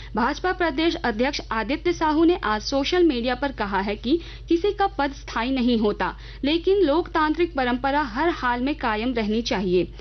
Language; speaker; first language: Hindi; native; Hindi